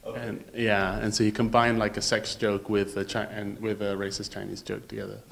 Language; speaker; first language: English; native; English